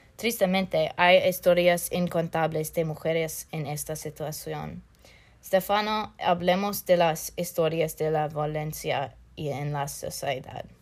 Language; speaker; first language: Spanish; non-native, fluent; English